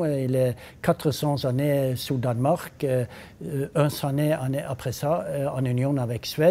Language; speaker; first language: French; non-native, learner; Norwegian